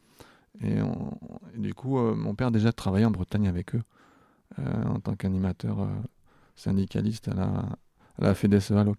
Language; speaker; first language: French; native; French